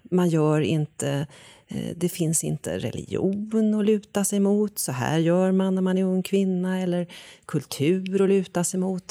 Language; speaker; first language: Swedish; native; Swedish